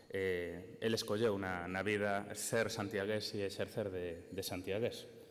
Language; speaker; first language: Galician; native; Galician